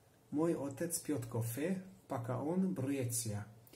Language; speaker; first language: Russian; non-native, learner; Hungarian